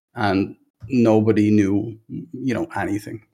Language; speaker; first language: English; native; English